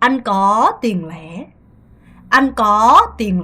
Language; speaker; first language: Vietnamese; non-native, fluent; Korean